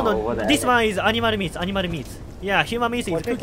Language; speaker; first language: English; non-native, learner; Japanese